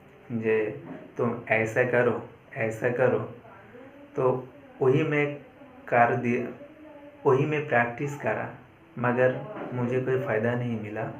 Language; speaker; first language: Hindi; non-native, local second language; Bangla